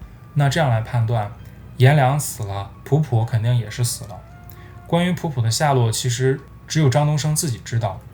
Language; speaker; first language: Chinese; native; Chinese